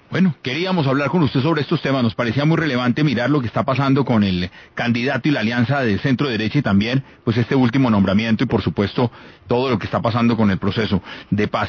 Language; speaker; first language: Spanish; native; Spanish